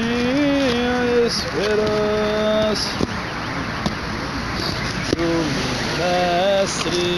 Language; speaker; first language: Portuguese; native; Portuguese